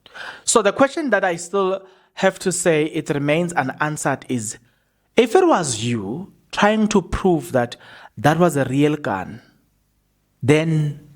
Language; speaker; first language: English; non-native, local second language; Zulu